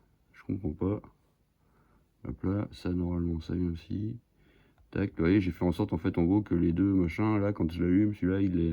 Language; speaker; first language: French; native; French